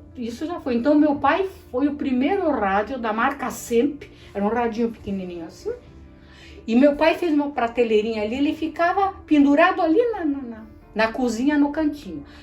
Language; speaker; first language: Portuguese; early bilingual, other home language; Polish